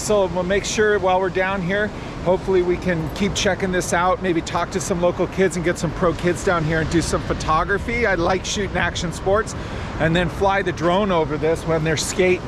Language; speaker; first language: English; native; English